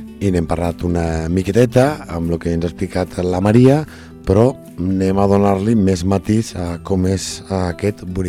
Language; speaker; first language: Catalan; native; Catalan